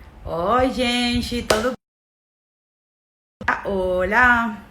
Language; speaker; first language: Portuguese; non-native, fluent; Spanish